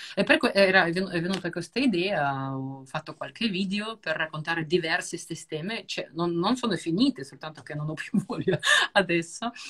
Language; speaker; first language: Italian; non-native, fluent; Russian